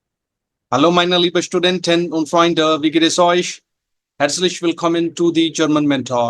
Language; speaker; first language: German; non-native, fluent; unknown